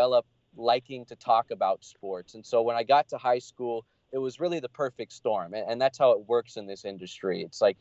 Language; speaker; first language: English; native; English